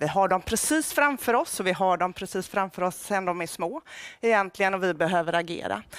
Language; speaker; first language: Swedish; native; Swedish